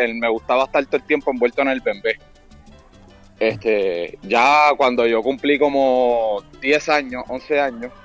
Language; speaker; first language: Spanish; native; Spanish